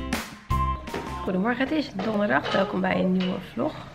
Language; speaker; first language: Dutch; native; Dutch